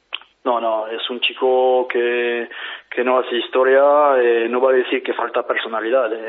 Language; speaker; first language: Spanish; non-native, fluent; French